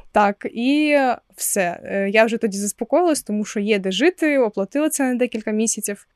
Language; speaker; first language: Ukrainian; non-native, local second language; Russian